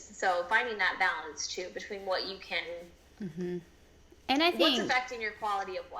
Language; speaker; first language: English; native; English